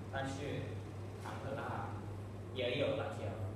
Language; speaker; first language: Chinese; non-native, learner; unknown